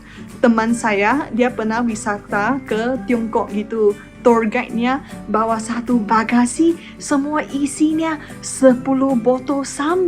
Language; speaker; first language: Indonesian; non-native, fluent; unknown